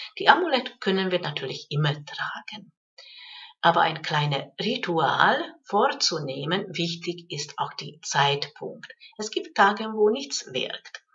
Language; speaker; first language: German; non-native, fluent; Hungarian